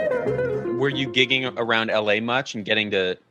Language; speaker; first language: English; native; English